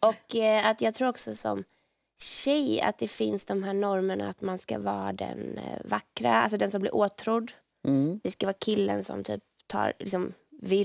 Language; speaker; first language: Swedish; native; Swedish